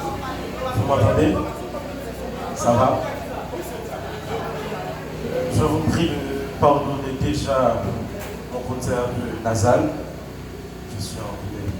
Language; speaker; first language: French; non-native, local second language; Haitian Creole